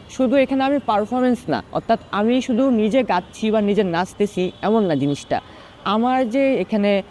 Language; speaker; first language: Bangla; non-native, local second language; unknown